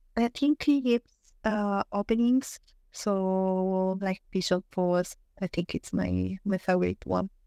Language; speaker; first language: English; non-native, learner; Italian